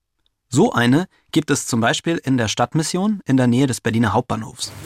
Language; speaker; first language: German; native; German